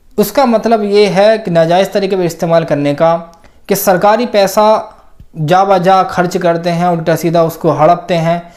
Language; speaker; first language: Hindi; native; Hindi